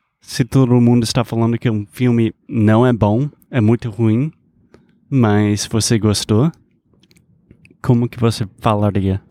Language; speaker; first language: Portuguese; non-native, fluent; English